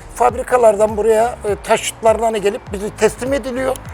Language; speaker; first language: Turkish; native; Turkish